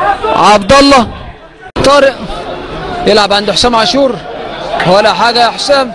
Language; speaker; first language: Arabic; native; Arabic